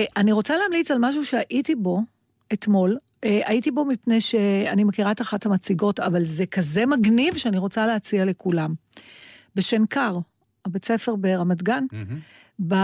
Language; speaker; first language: Hebrew; native; Hebrew